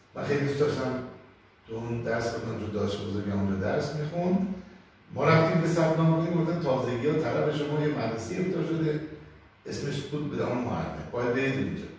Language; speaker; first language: Persian; non-native, local second language; Azerbaijani